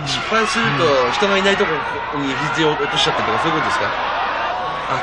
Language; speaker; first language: Japanese; native; Japanese